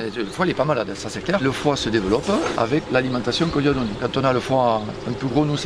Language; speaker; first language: French; native; French